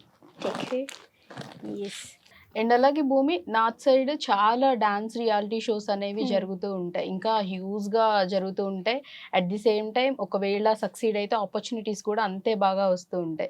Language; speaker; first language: Telugu; native; Telugu